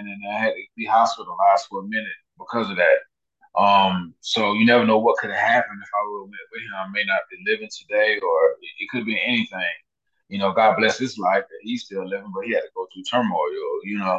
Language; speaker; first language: English; native; English